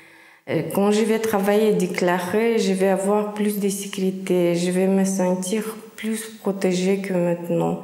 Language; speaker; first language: French; non-native, fluent; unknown